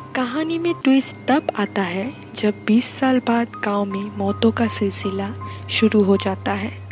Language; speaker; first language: Hindi; non-native, local second language; Bangla